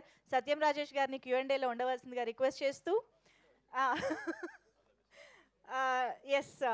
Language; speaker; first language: Telugu; native; Telugu